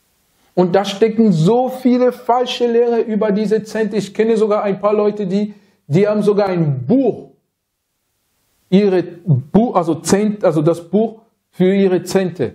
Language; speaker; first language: German; non-native, fluent; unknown